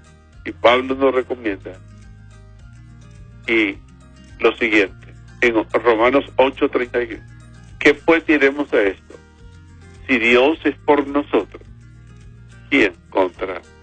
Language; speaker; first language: Spanish; native; Spanish